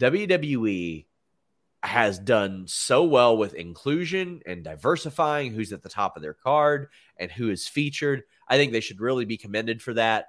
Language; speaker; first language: English; native; English